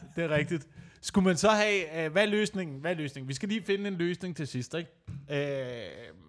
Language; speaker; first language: Danish; native; Danish